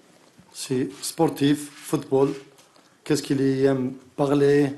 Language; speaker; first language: French; non-native, learner; Arabic